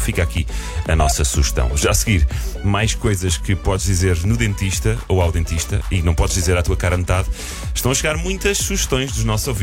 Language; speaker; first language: Portuguese; native; Portuguese